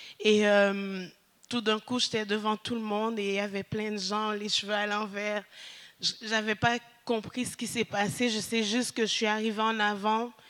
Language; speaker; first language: French; early bilingual, other home language; Haitian Creole